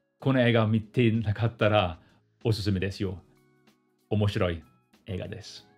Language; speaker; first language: Japanese; non-native, fluent; English